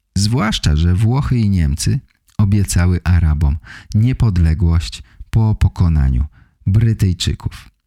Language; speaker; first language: Polish; native; Polish